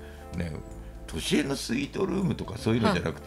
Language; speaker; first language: Japanese; native; Japanese